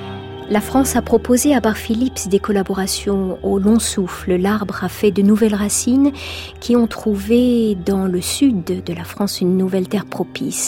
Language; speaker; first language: French; native; French